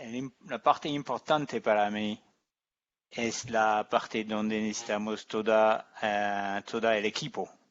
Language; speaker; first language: Spanish; non-native, learner; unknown